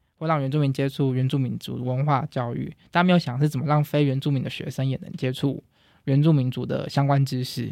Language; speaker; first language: Chinese; native; Chinese